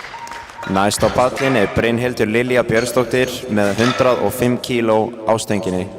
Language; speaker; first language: Icelandic; native; Icelandic